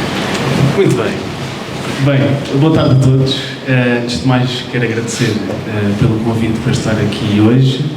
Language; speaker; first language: Portuguese; native; Portuguese